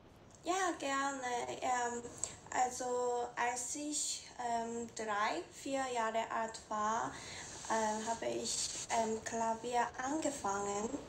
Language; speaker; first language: German; non-native, learner; Korean